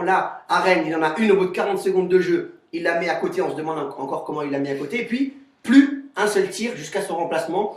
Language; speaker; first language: French; native; French